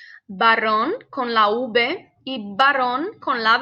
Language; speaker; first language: Spanish; non-native, fluent; Portuguese